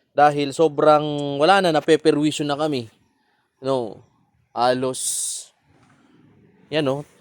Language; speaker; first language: Filipino; non-native, local second language; Bikol